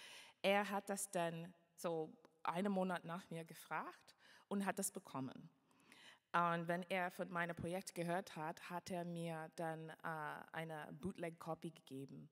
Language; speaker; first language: German; non-native, fluent; English